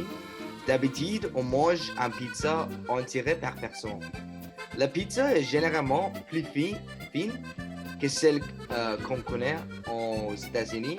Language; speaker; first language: French; non-native, learner; English